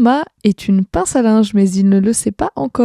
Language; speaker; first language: French; native; French